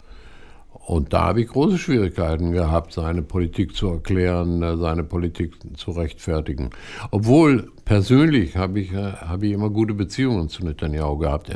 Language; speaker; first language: German; non-native, fluent; Hebrew